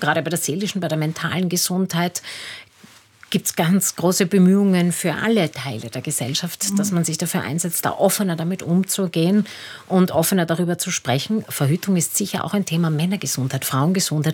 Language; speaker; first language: German; native; German